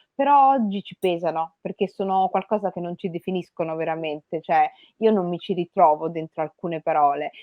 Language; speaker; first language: Italian; early bilingual, other home language; Somali